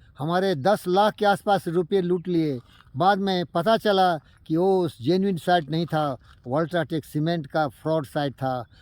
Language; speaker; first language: Hindi; native; Hindi